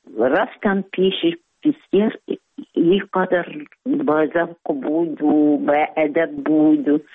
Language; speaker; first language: Persian; non-native, learner; Arabic